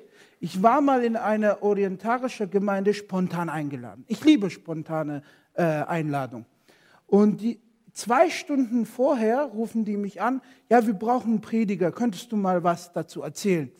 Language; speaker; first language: German; non-native, fluent; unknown